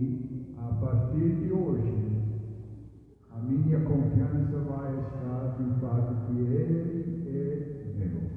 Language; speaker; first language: Portuguese; non-native, fluent; English